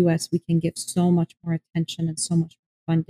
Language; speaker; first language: English; non-native, fluent; Persian